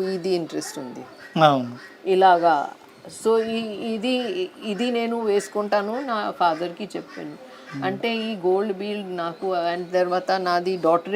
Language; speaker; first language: Telugu; non-native, fluent; Hindi